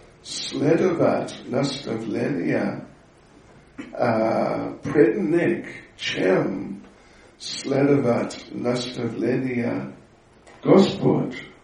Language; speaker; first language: Russian; non-native, learner; English